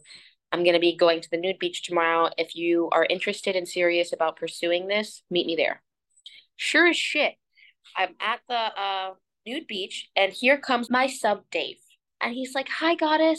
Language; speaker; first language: English; native; English